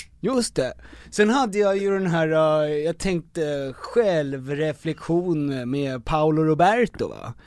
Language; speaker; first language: Swedish; native; Swedish